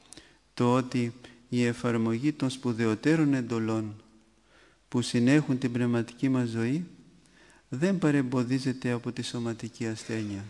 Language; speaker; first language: Greek; native; Greek